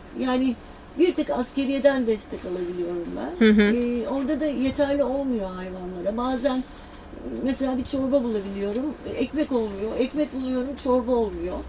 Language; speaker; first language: Turkish; native; Turkish